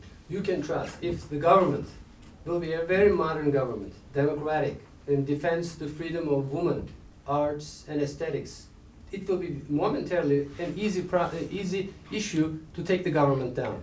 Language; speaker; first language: English; non-native, fluent; Turkish